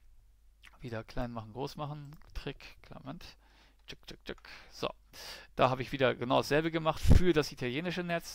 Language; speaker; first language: German; native; German